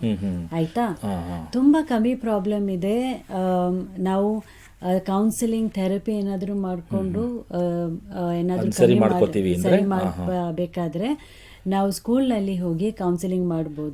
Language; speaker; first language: Kannada; non-native, local second language; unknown